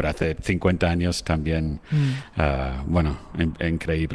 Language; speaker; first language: Spanish; non-native, fluent; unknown